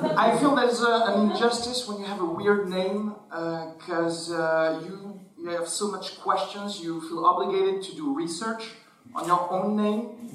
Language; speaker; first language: English; non-native, fluent; Arabic